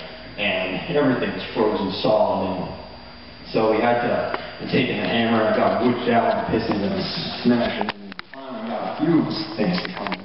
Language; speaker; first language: English; native; English